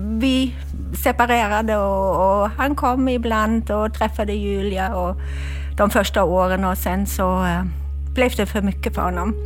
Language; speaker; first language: Swedish; non-native, fluent; German